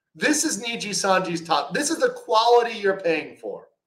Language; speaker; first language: English; native; English